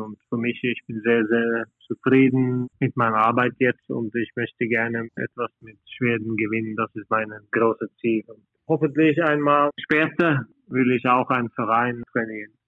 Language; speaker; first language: German; non-native, learner; Norwegian